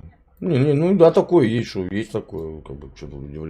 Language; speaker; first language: Russian; native; Russian